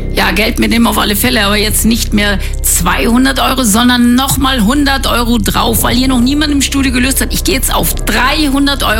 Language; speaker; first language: German; native; German